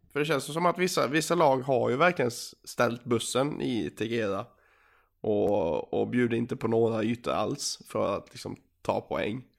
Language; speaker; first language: Swedish; native; Swedish